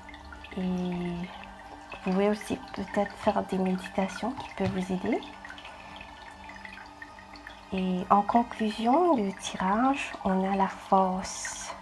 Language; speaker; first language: French; non-native, fluent; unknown